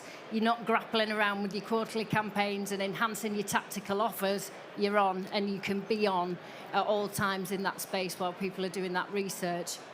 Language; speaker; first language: English; native; English